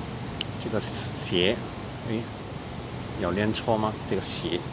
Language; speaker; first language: Chinese; non-native, local second language; Cantonese